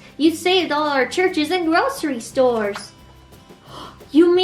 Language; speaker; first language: English; native; English